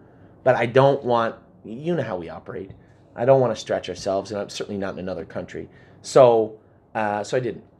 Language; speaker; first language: English; native; English